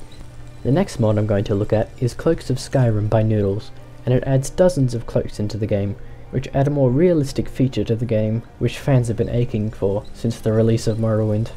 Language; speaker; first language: English; native; English